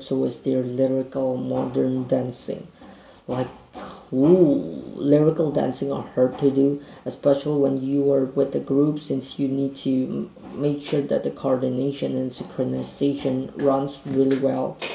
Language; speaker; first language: English; non-native, fluent; Indonesian